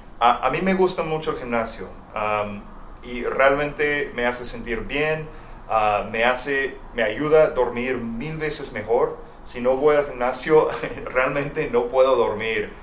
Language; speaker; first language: Spanish; non-native, fluent; English